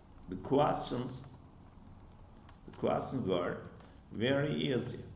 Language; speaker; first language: English; non-native, fluent; Turkish